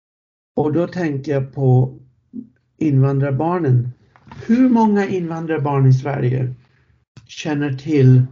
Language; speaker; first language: Swedish; non-native, fluent; English